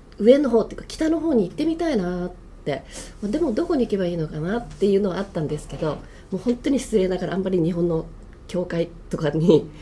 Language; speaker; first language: Japanese; native; Japanese